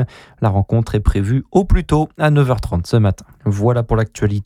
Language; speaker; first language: French; native; French